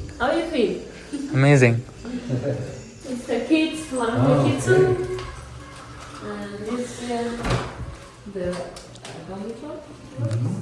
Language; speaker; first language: English; non-native, local second language; Swahili